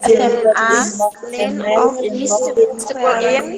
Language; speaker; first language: English; non-native, learner; Indonesian